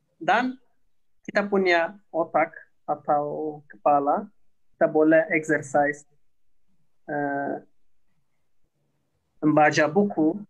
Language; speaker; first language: Indonesian; non-native, learner; Turkish